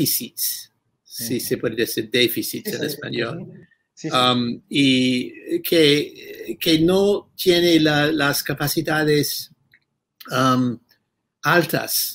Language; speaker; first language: Spanish; non-native, fluent; English